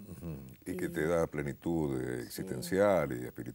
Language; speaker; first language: Spanish; native; Spanish